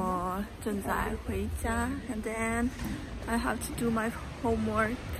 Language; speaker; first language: English; non-native, learner; Chinese